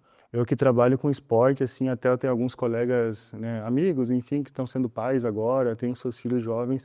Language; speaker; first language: Portuguese; native; Portuguese